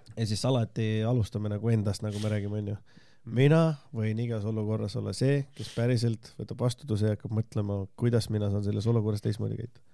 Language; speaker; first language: Estonian; non-native, local second language; Russian